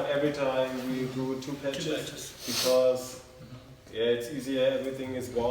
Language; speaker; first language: English; non-native, learner; German